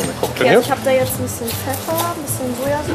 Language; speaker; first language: German; native; German